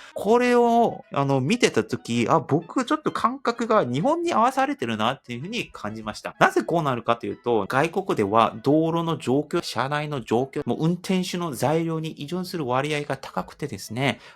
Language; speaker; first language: Japanese; non-native, fluent; Korean